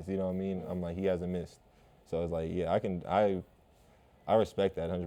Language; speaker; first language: English; native; English